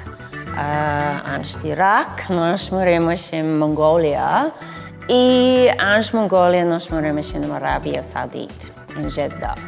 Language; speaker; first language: Portuguese; non-native, learner; English